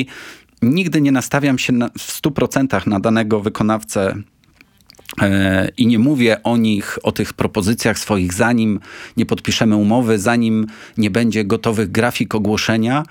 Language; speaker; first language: Polish; native; Polish